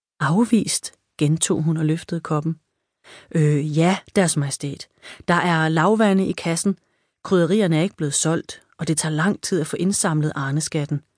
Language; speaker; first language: Danish; native; Danish